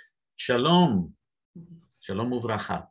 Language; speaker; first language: Hebrew; non-native, fluent; English